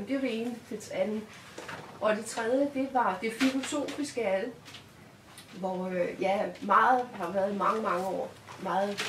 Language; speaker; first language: Danish; native; Danish